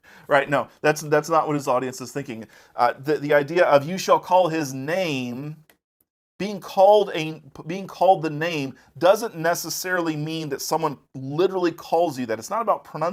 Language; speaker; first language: English; native; English